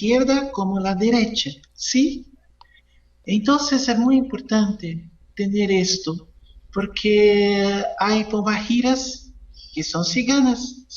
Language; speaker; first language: Spanish; non-native, learner; Portuguese